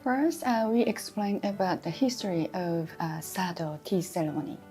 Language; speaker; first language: English; non-native, fluent; Japanese